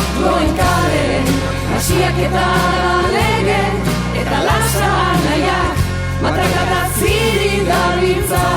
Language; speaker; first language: Basque; native; Basque